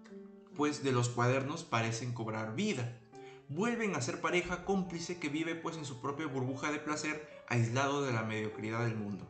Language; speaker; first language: Spanish; native; Spanish